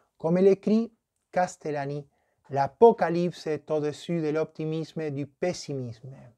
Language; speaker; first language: French; non-native, fluent; Spanish